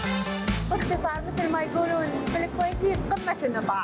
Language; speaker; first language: Arabic; native; Arabic